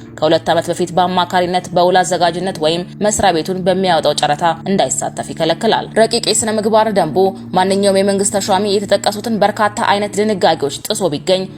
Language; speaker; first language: Amharic; native; Amharic